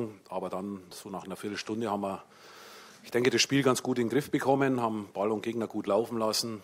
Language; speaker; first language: German; native; German